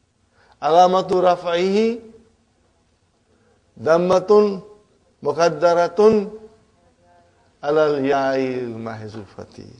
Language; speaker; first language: Arabic; non-native, fluent; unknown